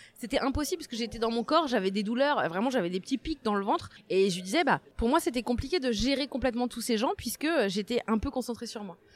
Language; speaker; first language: French; native; French